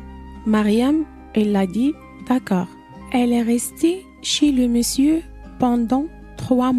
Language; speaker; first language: French; non-native, learner; Arabic